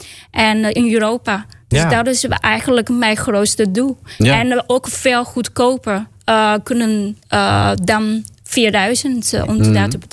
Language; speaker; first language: Dutch; non-native, learner; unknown